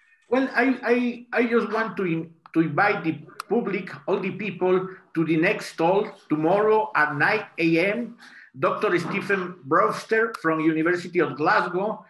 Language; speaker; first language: English; non-native, fluent; Spanish